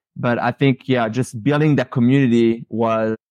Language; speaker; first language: English; non-native, fluent; French